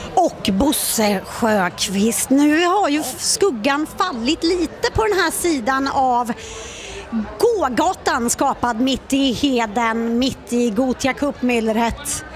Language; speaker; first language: Swedish; native; Swedish